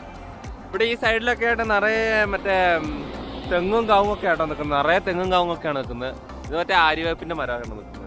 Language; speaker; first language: Malayalam; native; Malayalam